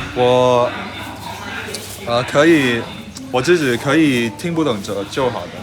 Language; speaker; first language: Chinese; non-native, learner; Cantonese